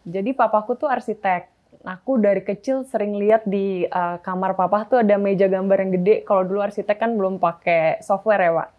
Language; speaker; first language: Indonesian; native; Indonesian